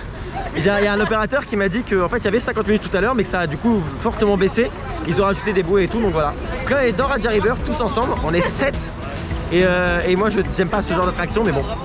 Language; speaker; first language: French; native; French